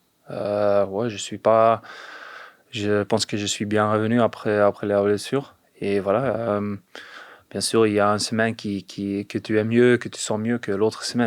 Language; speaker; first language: French; non-native, fluent; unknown